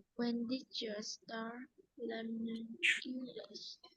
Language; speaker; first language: English; non-native, learner; Vietnamese